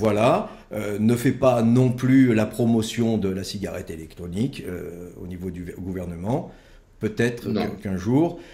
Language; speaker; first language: French; native; French